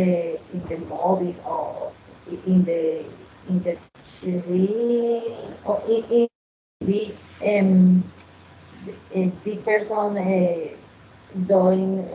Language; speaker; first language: English; non-native, learner; Spanish